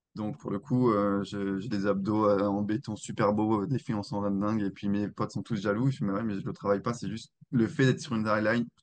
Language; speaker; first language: French; native; French